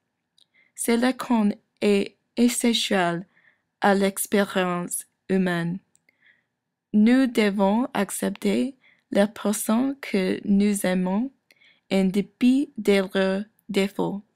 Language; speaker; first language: French; non-native, learner; English